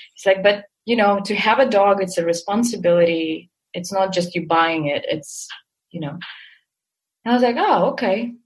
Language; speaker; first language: English; non-native, fluent; Russian